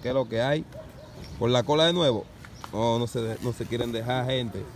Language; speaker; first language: Spanish; native; Spanish